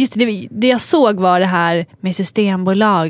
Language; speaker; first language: Swedish; native; Swedish